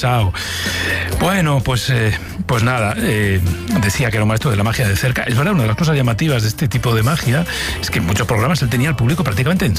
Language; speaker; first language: Spanish; native; Spanish